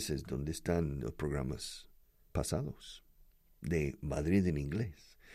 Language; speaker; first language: Spanish; non-native, fluent; English